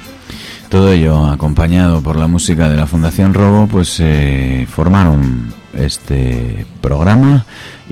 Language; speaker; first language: Spanish; native; Spanish